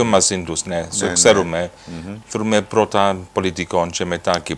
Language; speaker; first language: Greek; early bilingual, heritage; Greek